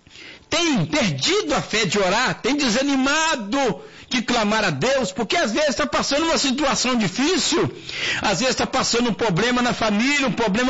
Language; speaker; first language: Portuguese; native; Portuguese